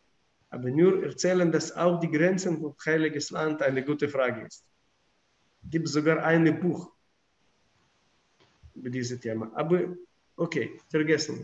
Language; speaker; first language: German; non-native, fluent; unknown